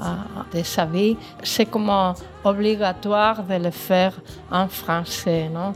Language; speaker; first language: French; non-native, fluent; Spanish